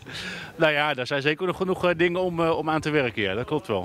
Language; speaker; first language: Dutch; native; Dutch